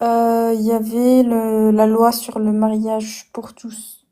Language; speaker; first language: French; non-native, fluent; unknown